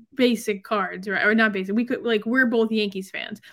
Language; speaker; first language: English; native; English